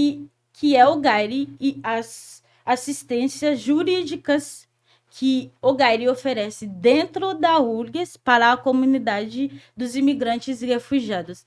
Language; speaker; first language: Portuguese; non-native, fluent; Haitian Creole